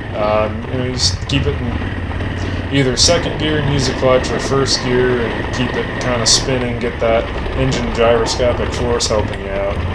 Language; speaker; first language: English; native; English